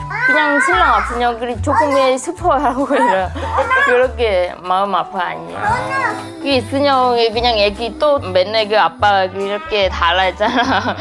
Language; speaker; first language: Korean; non-native, learner; Vietnamese